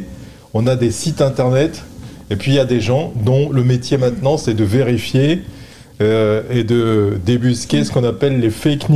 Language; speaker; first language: French; native; French